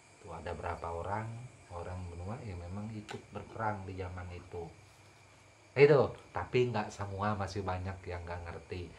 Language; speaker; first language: Indonesian; non-native, local second language; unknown